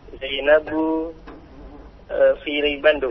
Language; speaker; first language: Arabic; non-native, learner; Indonesian